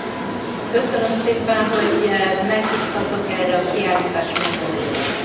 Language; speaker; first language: Hungarian; non-native, learner; English